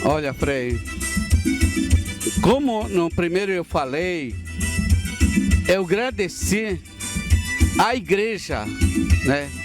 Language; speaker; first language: Portuguese; non-native, local second language; Ticuna